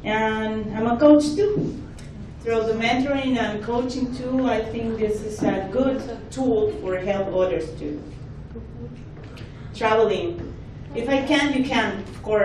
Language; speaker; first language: English; non-native, fluent; Spanish